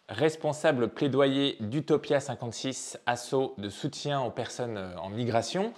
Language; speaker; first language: French; native; French